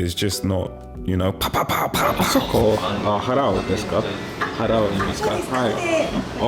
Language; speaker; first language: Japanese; non-native, learner; English